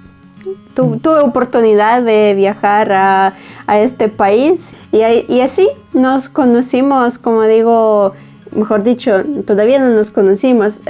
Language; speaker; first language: Spanish; non-native, fluent; Ukrainian